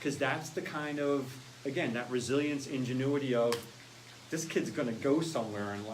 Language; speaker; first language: English; native; English